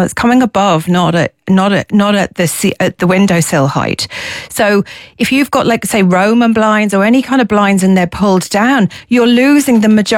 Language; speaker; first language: English; native; English